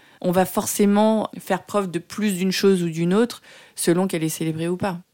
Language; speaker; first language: French; early bilingual, other home language; Vietnamese